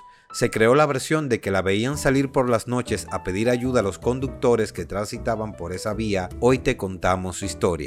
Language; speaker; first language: Spanish; native; Spanish